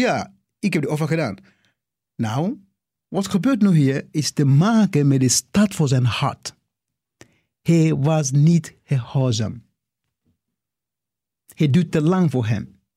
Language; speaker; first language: Dutch; non-native, fluent; English